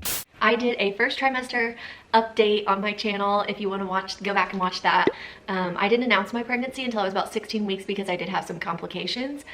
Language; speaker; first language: English; native; English